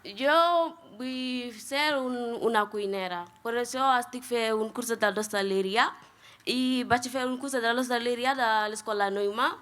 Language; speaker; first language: Catalan; non-native, learner; Wolof